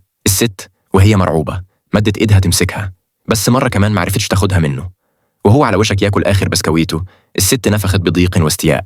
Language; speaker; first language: Arabic; native; Arabic